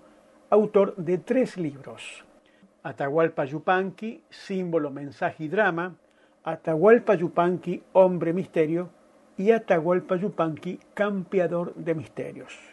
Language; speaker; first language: Spanish; native; Spanish